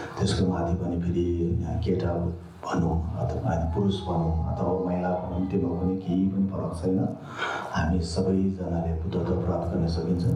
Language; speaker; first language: Nepali; non-native, local second language; Tibetan